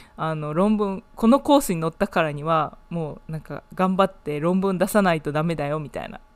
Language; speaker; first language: Japanese; native; Japanese